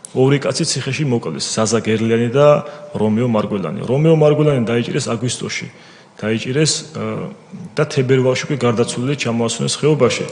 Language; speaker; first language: Georgian; non-native, local second language; Svan